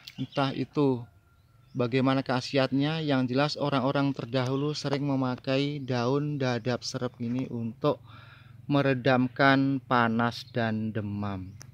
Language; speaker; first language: Indonesian; native; Indonesian